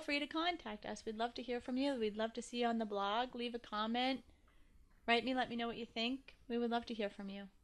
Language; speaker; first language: English; native; English